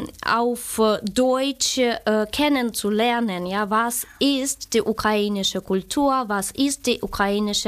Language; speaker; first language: German; non-native, fluent; Ukrainian